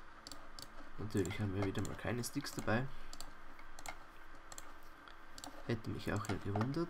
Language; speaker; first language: German; native; German